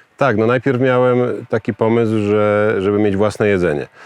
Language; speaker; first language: Polish; native; Polish